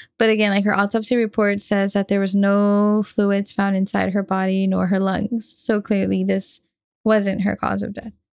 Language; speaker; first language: English; early bilingual, other home language; Spanish